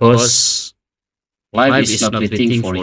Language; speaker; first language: English; non-native, learner; Indonesian